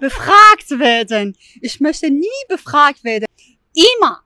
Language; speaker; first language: German; non-native, fluent; Persian